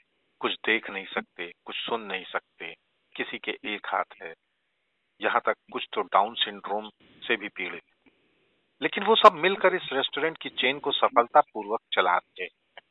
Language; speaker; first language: Hindi; native; Hindi